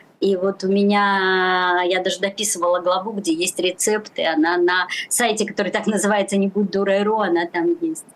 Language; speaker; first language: Russian; native; Russian